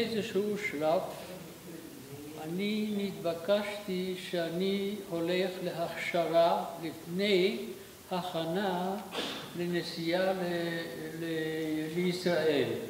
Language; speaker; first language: Hebrew; non-native, fluent; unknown